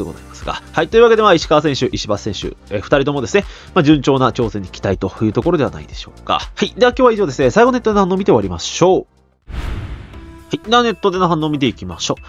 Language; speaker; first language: Japanese; native; Japanese